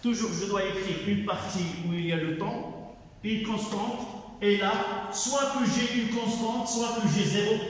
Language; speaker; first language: French; non-native, local second language; Arabic